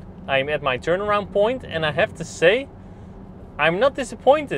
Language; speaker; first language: English; non-native, fluent; Dutch